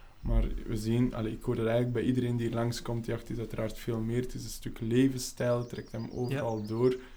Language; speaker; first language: Dutch; native; Dutch